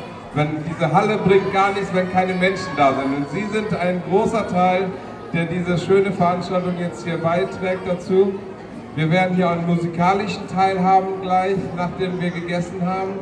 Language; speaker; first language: German; non-native, fluent; Bangla